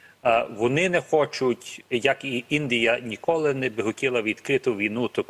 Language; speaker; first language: Ukrainian; early bilingual, heritage; Ukrainian